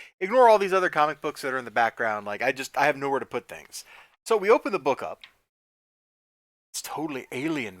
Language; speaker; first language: English; native; English